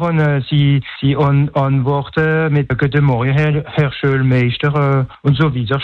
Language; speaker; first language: German; non-native, local second language; French